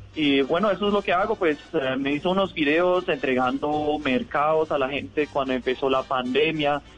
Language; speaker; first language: Spanish; non-native, fluent; German